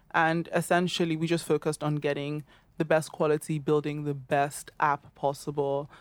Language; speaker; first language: English; non-native, local second language; Yoruba